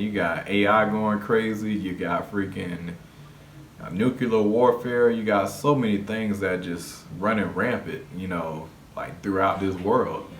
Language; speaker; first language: English; native; English